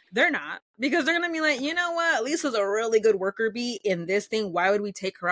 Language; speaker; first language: English; early bilingual, other home language; Spanish